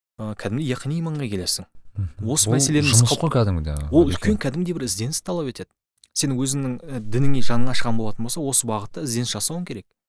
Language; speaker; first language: Kazakh; native; Kazakh